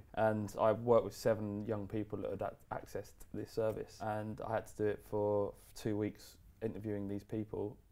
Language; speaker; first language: English; native; English